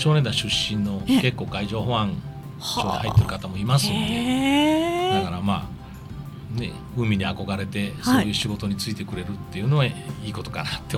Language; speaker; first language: Japanese; native; Japanese